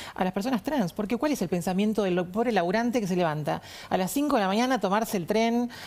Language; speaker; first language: Spanish; native; Spanish